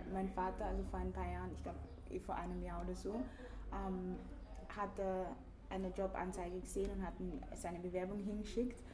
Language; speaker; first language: German; early bilingual, other home language; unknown